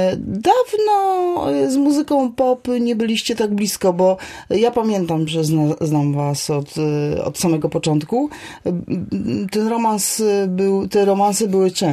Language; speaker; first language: Polish; native; Polish